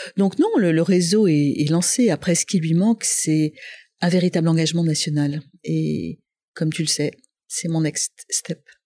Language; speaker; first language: French; non-native, local second language; Arabic